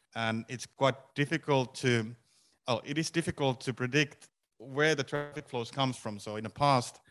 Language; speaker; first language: English; non-native, fluent; Finnish